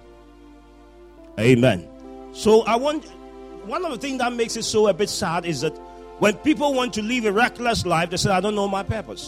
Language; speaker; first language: English; non-native, local second language; Akan